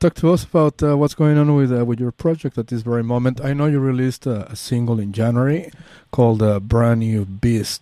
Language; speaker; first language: English; non-native, fluent; Spanish